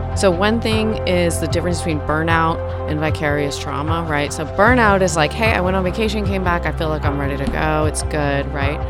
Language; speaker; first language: English; native; English